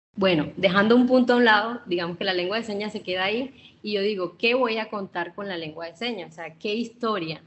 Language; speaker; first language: Spanish; non-native, local second language; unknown